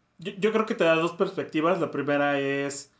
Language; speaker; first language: Spanish; native; Spanish